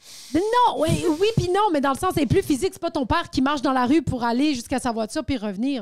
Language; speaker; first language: French; native; French